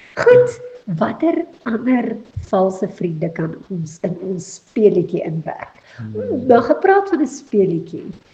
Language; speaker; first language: Afrikaans; native; Afrikaans